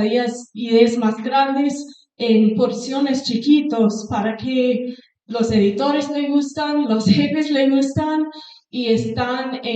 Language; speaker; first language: Spanish; non-native, fluent; English